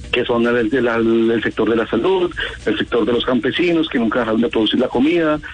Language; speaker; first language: Spanish; native; Spanish